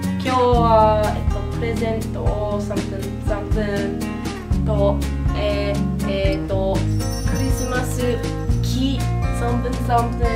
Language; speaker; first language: Japanese; non-native, learner; English